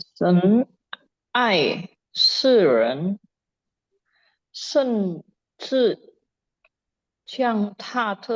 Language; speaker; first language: Chinese; non-native, learner; Indonesian